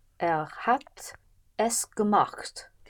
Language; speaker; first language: German; non-native, learner; English